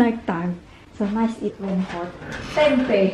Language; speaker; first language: English; non-native, learner; Indonesian